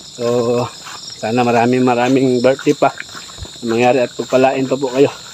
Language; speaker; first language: Filipino; non-native, local second language; Cebuano